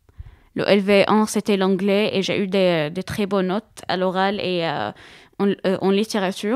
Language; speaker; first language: French; non-native, fluent; Arabic